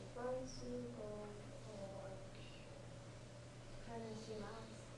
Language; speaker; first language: Japanese; non-native, learner; English